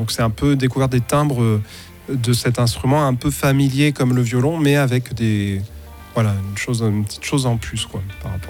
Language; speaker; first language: French; native; French